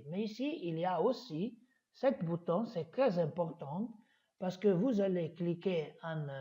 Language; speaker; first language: French; non-native, fluent; Italian